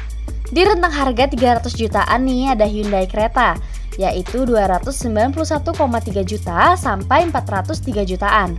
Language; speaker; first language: Indonesian; native; Indonesian